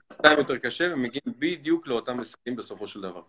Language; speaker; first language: Hebrew; early bilingual, other home language; Russian